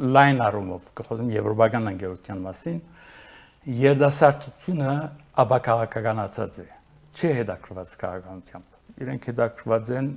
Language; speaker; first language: Armenian; early bilingual, heritage; Armenian